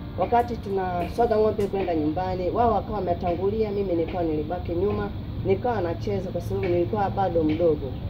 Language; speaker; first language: Swahili; non-native, local second language; Masai